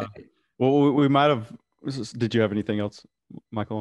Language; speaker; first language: English; native; English